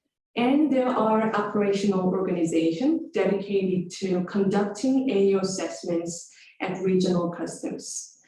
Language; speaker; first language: English; non-native, fluent; Korean